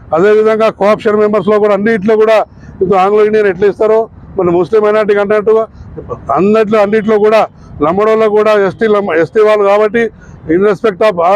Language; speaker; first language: Telugu; non-native, local second language; Lambadi